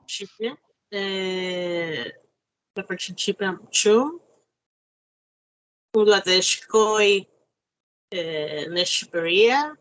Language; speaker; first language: Albanian; non-native, learner; Spanish